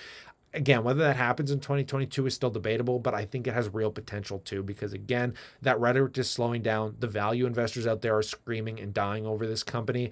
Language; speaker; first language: English; native; English